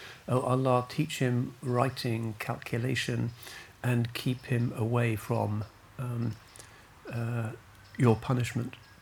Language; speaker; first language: English; native; English